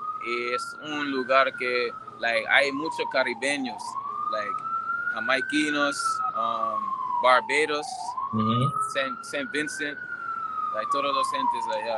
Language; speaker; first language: Spanish; non-native, learner; English